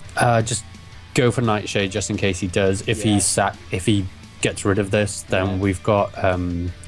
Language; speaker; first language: English; native; English